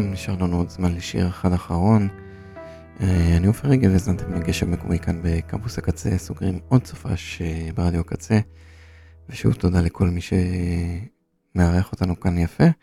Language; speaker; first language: Hebrew; native; Hebrew